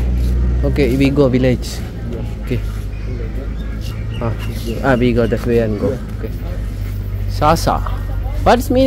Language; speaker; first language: English; non-native, learner; Tamil